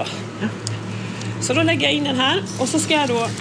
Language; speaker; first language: Swedish; native; Swedish